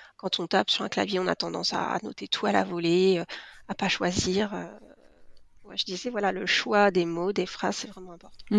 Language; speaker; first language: French; native; French